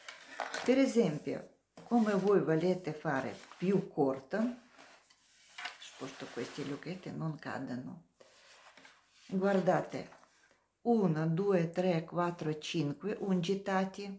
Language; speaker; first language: Italian; non-native, learner; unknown